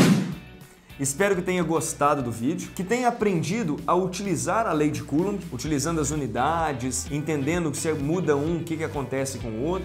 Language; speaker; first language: Portuguese; native; Portuguese